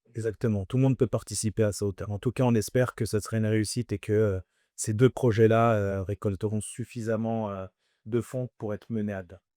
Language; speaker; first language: French; early bilingual, other home language; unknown